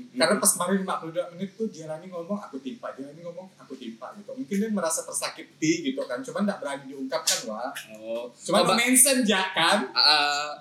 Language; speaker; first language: Indonesian; non-native, local second language; Javanese